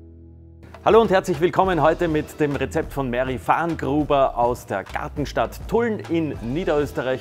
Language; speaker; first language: German; native; German